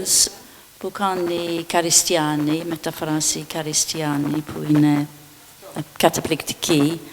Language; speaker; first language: Greek; non-native, fluent; English